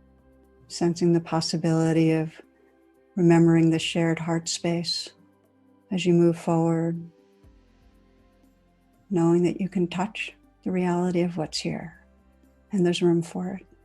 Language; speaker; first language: English; native; English